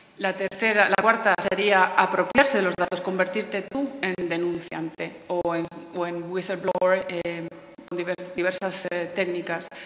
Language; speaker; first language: Spanish; native; Spanish